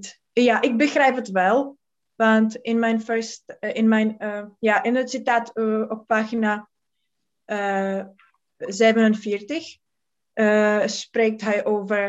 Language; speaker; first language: Dutch; non-native, learner; Czech